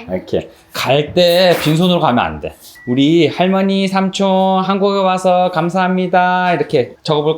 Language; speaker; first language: Korean; native; Korean